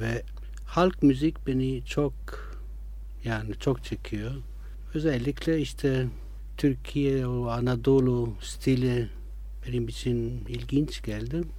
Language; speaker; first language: Turkish; non-native, fluent; Italian